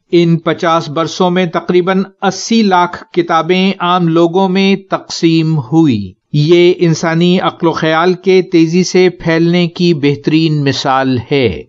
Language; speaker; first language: Urdu; native; Urdu